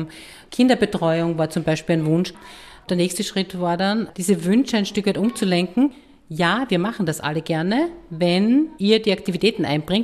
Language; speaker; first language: German; native; German